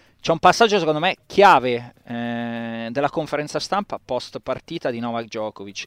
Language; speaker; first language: Italian; native; Italian